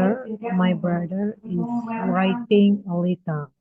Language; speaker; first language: English; non-native, learner; Indonesian